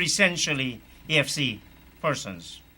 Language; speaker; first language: English; native; English